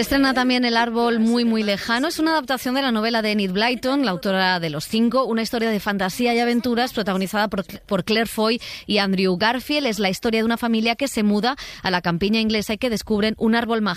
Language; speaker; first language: Spanish; native; Spanish